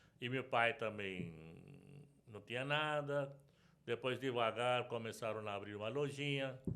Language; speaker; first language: Portuguese; non-native, fluent; Sindhi